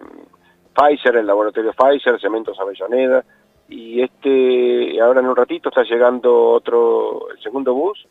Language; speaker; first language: Spanish; native; Spanish